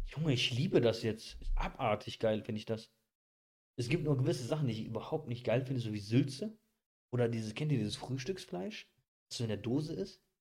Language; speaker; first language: German; early bilingual, other home language; Bosnian